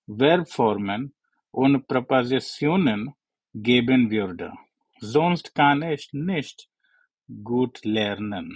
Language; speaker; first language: German; non-native, learner; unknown